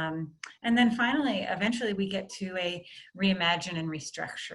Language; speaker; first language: English; native; English